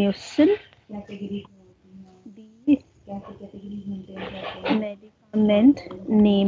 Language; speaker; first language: German; non-native, fluent; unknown